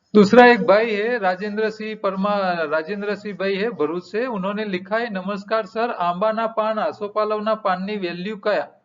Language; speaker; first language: Hindi; non-native, local second language; Gujarati